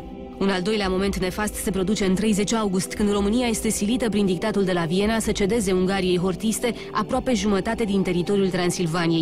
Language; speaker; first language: Romanian; native; Romanian